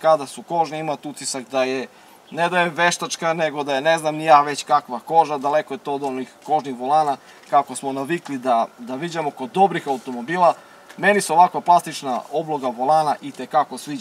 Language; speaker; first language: Serbian; native; Serbian